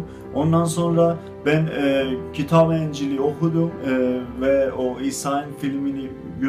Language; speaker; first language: Turkish; non-native, learner; Azerbaijani